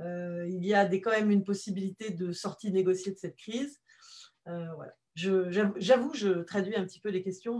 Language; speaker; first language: French; native; French